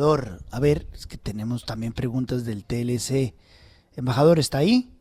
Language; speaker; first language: Spanish; native; Spanish